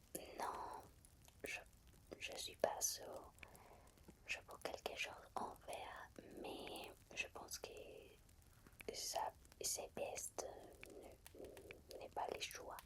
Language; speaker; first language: French; non-native, fluent; Spanish